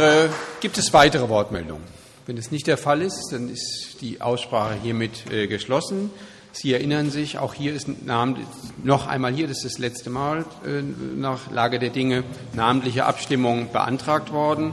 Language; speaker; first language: German; native; German